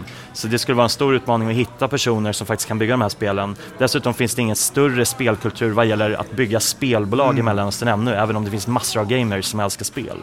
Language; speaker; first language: Swedish; native; Swedish